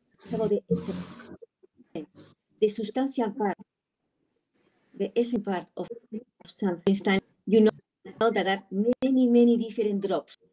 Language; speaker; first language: English; non-native, learner; Spanish